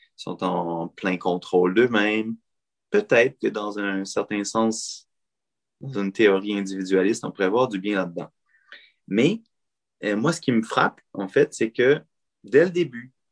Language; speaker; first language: French; native; French